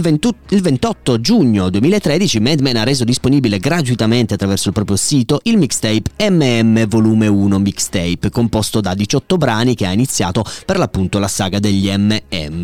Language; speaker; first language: Italian; native; Italian